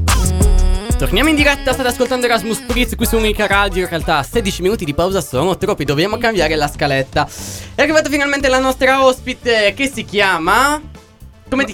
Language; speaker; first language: Italian; native; Italian